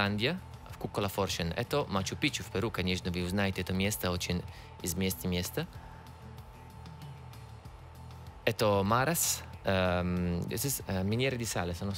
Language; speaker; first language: Russian; non-native, learner; Italian